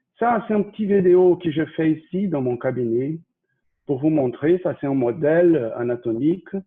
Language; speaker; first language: French; non-native, fluent; Portuguese